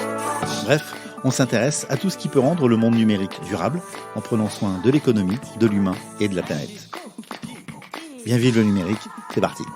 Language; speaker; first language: French; native; French